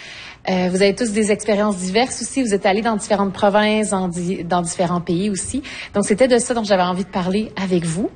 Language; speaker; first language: French; native; French